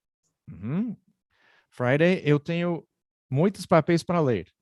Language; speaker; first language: Portuguese; non-native, fluent; English